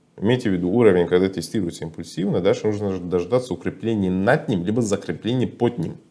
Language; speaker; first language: Russian; non-native, fluent; Persian